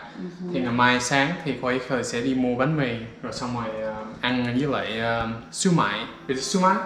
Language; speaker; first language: Vietnamese; early bilingual, heritage; Vietnamese